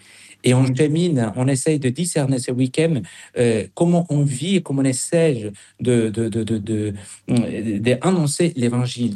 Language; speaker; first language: French; non-native, fluent; Spanish